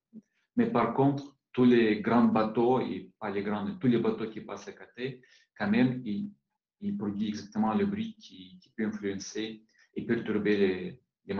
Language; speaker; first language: French; non-native, fluent; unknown